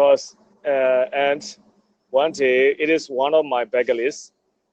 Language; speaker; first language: English; non-native, learner; Burmese